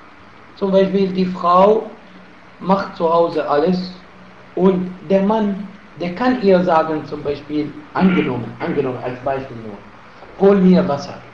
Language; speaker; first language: German; non-native, fluent; Arabic